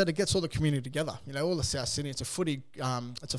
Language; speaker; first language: English; native; English